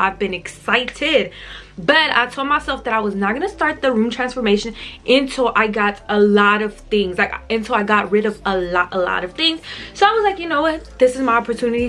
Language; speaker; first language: English; native; English